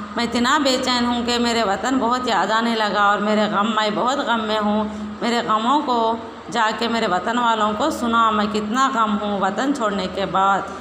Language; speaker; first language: Urdu; native; Urdu